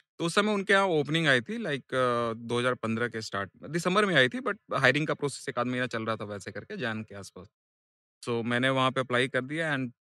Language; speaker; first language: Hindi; native; Hindi